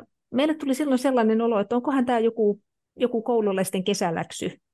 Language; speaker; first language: Finnish; native; Finnish